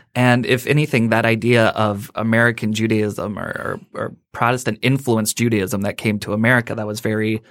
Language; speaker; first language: English; native; English